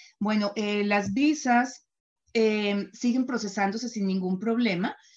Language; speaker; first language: Spanish; native; Spanish